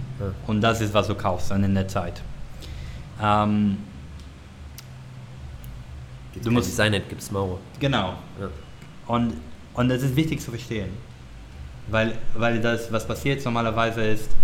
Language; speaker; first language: German; non-native, learner; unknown